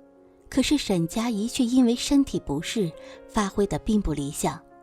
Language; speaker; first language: Chinese; native; Chinese